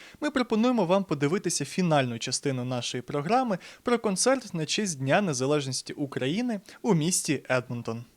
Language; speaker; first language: Ukrainian; native; Ukrainian